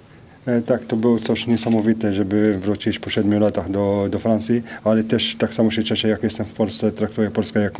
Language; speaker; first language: Polish; non-native, fluent; French